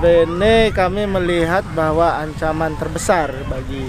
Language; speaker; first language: Indonesian; native; Indonesian